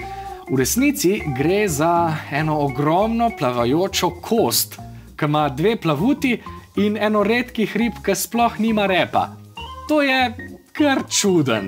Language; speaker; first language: Slovenian; native; Slovenian